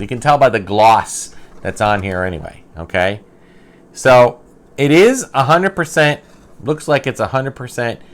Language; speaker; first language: English; native; English